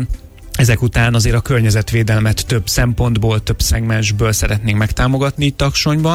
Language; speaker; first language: Hungarian; native; Hungarian